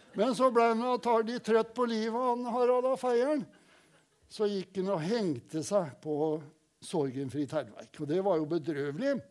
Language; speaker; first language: Norwegian; native; Norwegian